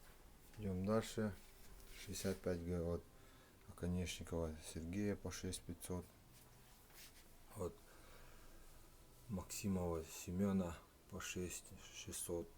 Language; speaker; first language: Russian; native; Russian